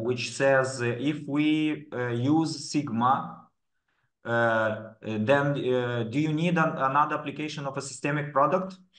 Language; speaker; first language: English; non-native, fluent; Romanian